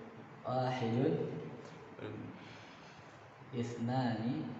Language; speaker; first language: Arabic; non-native, fluent; Indonesian